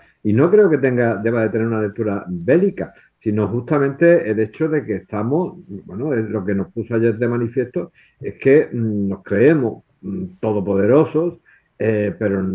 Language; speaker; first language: Spanish; native; Spanish